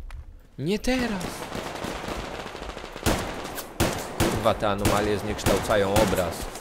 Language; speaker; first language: Polish; native; Polish